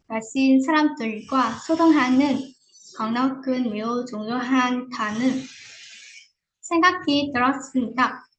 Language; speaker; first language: Korean; non-native, fluent; Vietnamese